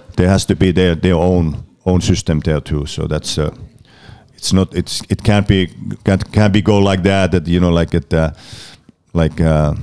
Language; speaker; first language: English; non-native, learner; Finnish